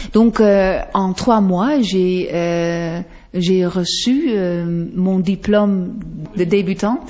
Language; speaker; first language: French; non-native, fluent; Western Frisian